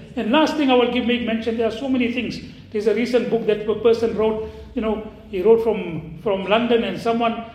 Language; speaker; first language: English; native; English